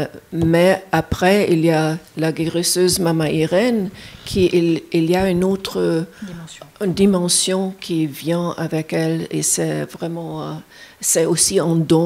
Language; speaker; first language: French; non-native, fluent; German